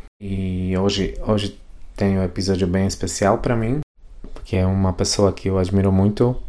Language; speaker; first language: Portuguese; non-native, fluent; Polish